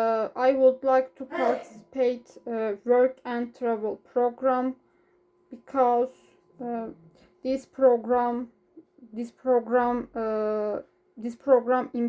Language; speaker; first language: English; non-native, learner; Turkish